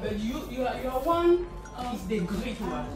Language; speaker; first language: English; non-native, learner; French